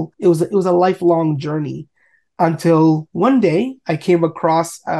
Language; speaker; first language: English; native; English